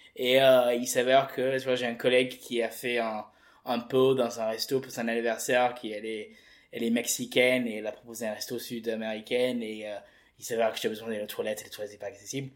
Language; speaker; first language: French; early bilingual, heritage; French